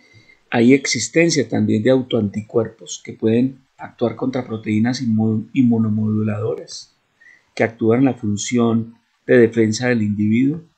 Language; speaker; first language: Spanish; native; Spanish